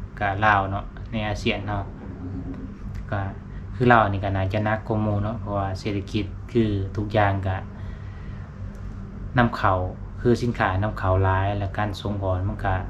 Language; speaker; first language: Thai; non-native, local second language; Lao